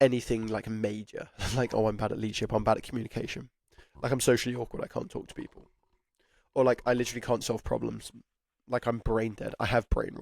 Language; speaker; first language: English; native; English